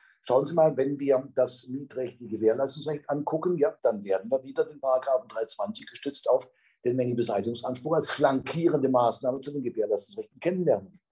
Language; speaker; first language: German; native; German